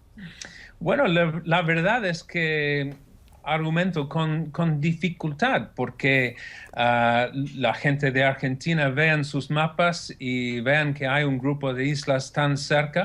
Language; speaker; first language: Spanish; non-native, fluent; English